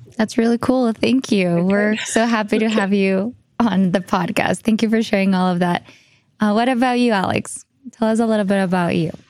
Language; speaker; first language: English; non-native, fluent; Spanish